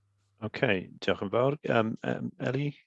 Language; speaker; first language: Welsh; native; Welsh